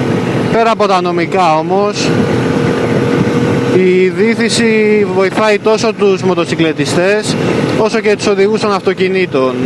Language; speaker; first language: Greek; native; Greek